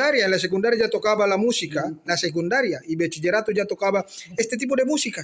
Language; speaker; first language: Spanish; non-native, fluent; Indonesian